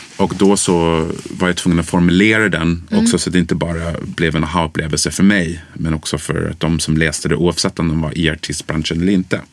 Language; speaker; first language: Swedish; early bilingual, other home language; English